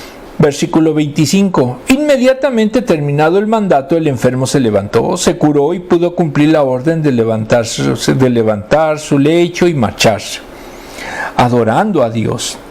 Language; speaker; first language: Spanish; native; Spanish